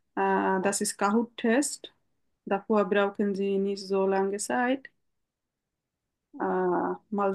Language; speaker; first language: German; non-native, fluent; Bangla